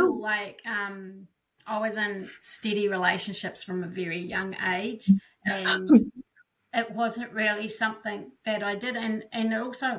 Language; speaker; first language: English; native; English